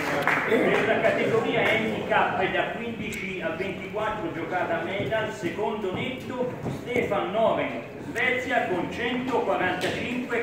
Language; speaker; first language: Italian; native; Italian